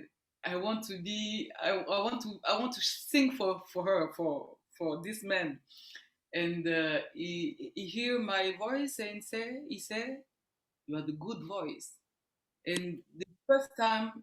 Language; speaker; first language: English; non-native, learner; French